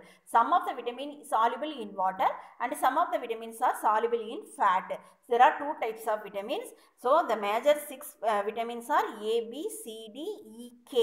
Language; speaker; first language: English; non-native, local second language; Tamil